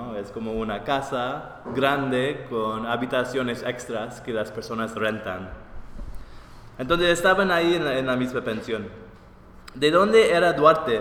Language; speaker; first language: Spanish; non-native, fluent; English